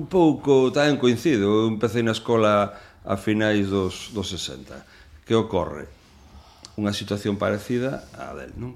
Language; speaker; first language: Galician; non-native, local second language; Spanish